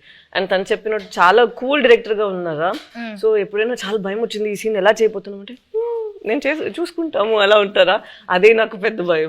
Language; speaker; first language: Telugu; non-native, fluent; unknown